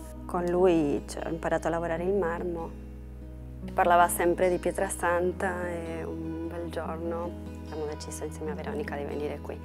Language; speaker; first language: Italian; non-native, fluent; Spanish